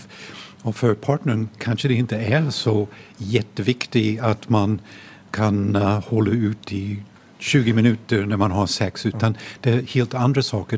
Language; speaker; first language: Swedish; non-native, fluent; English